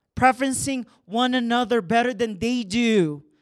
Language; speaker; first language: English; non-native, local second language; Filipino